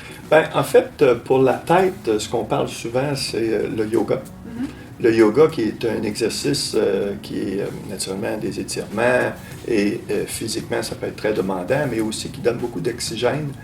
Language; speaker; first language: French; native; French